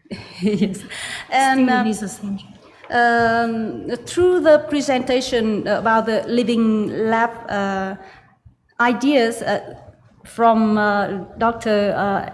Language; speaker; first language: English; non-native, learner; Vietnamese